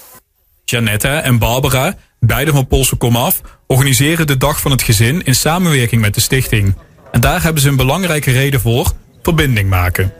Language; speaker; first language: Dutch; native; Dutch